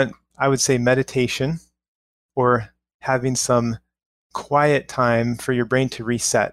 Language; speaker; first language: English; native; English